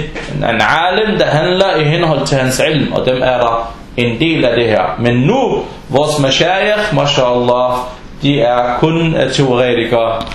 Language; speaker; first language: Danish; non-native, fluent; Arabic